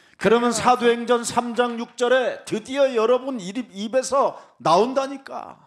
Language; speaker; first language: Korean; native; Korean